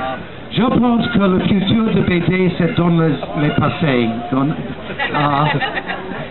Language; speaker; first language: French; non-native, learner; English